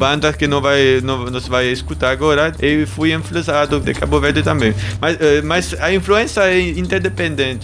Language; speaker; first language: Portuguese; non-native, learner; German